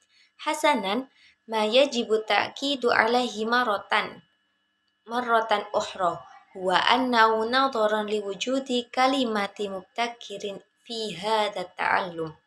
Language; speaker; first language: Arabic; non-native, learner; Indonesian